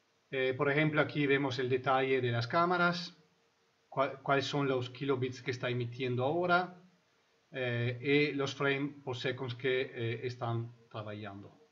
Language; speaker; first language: Spanish; non-native, fluent; Italian